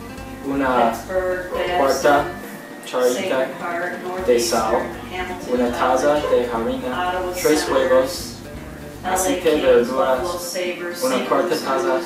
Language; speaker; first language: Spanish; non-native, learner; English